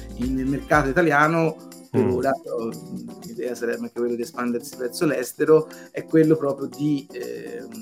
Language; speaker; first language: Italian; native; Italian